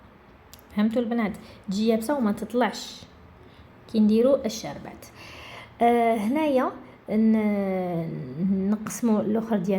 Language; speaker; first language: Arabic; native; Arabic